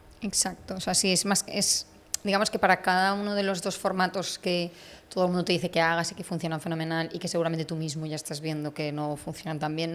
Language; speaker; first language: Spanish; native; Spanish